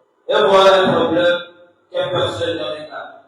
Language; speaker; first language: French; non-native, local second language; Comorian